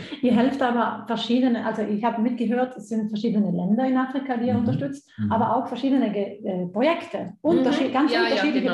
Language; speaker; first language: German; native; German